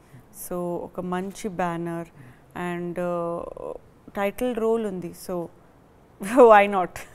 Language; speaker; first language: Telugu; non-native, fluent; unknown